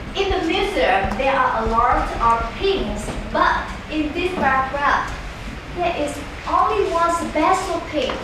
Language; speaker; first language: English; non-native, learner; Vietnamese